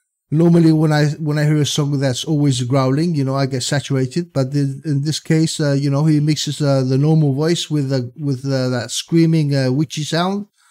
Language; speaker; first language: English; non-native, fluent; Spanish